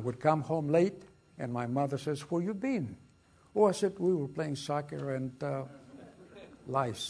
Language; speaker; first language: English; non-native, fluent; Greek